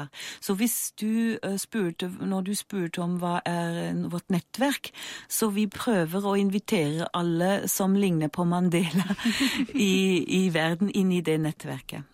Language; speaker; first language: Norwegian; non-native, fluent; German